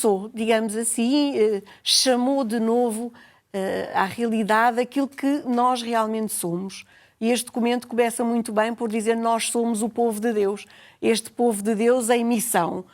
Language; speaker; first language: Portuguese; native; Portuguese